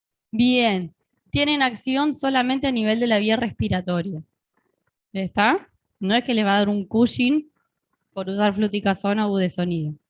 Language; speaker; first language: Spanish; native; Spanish